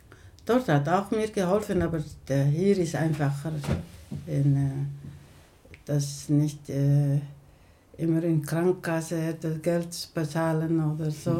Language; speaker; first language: German; non-native, learner; Somali